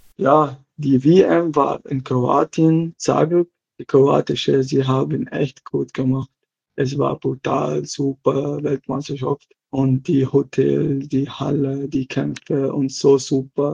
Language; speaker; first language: German; non-native, learner; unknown